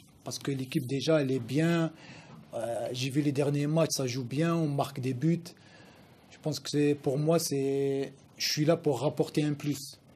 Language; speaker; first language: French; non-native, local second language; Arabic